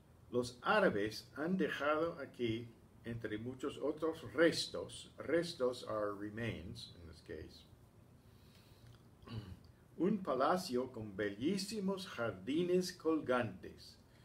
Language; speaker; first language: Spanish; non-native, fluent; English